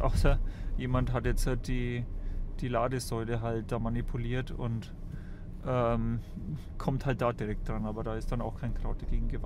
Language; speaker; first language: German; native; German